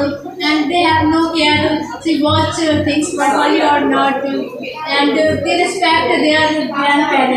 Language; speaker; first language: English; non-native, learner; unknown